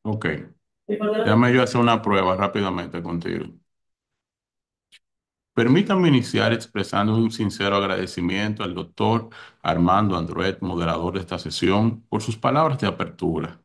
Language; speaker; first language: Spanish; native; Spanish